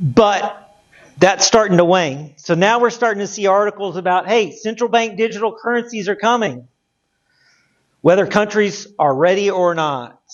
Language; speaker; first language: English; native; English